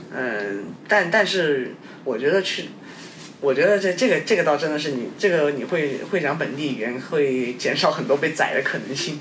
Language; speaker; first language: Chinese; native; Chinese